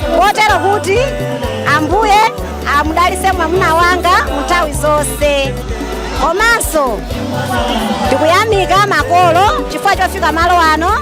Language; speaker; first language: Nyanja; non-native, local second language; Yao